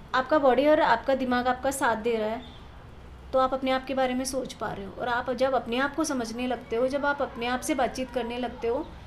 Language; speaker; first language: Hindi; native; Hindi